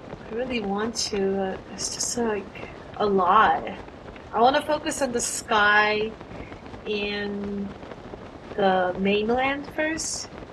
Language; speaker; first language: English; non-native, fluent; Korean